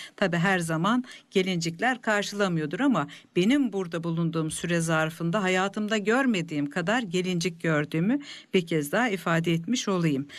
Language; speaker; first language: Turkish; native; Turkish